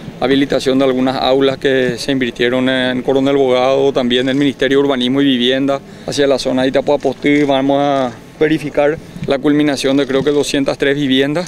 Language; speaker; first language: Spanish; native; Spanish